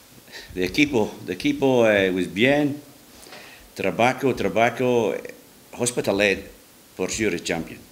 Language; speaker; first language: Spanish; non-native, learner; English